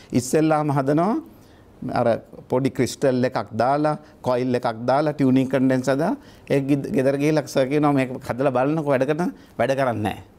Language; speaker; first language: Sinhala; native; Sinhala